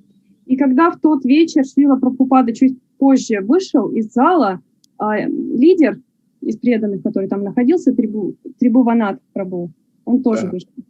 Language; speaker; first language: Russian; native; Russian